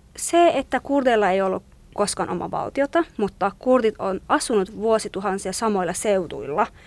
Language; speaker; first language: Finnish; non-native, fluent; Kurdish